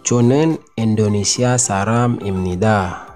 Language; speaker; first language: Korean; non-native, fluent; Indonesian